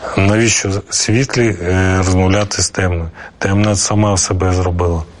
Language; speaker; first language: Ukrainian; non-native, local second language; Russian